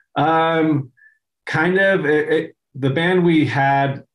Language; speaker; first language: English; native; English